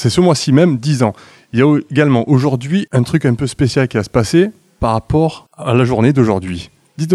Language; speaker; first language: French; native; French